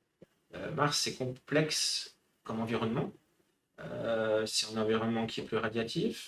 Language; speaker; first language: French; native; French